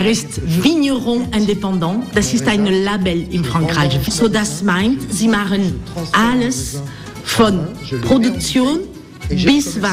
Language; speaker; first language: German; non-native, learner; French